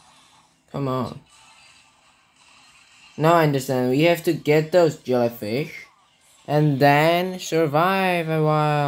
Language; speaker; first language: English; non-native, learner; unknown